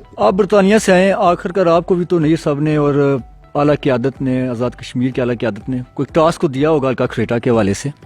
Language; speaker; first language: Urdu; non-native, local second language; Pahari-Potwari